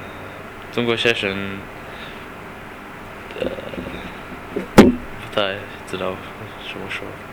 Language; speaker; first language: Chinese; non-native, learner; English